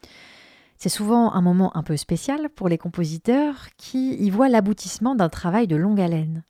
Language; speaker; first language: French; native; French